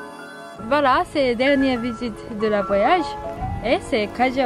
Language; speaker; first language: French; non-native, learner; Japanese